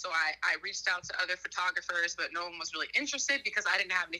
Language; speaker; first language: English; native; English